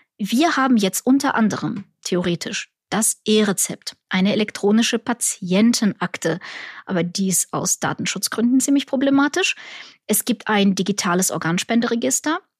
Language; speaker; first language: German; early bilingual, other home language; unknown